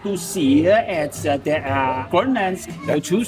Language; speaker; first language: Danish; non-native, learner; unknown